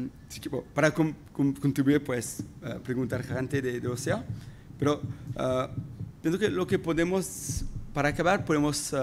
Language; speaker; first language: Spanish; non-native, fluent; French